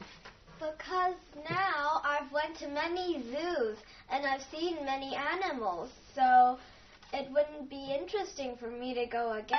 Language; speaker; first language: English; non-native, fluent; Chinese